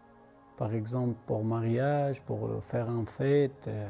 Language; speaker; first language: French; non-native, learner; Persian